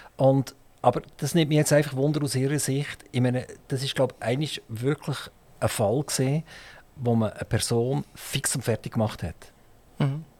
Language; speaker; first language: German; native; German